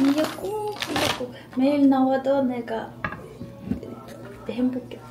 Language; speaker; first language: Korean; non-native, learner; Ukrainian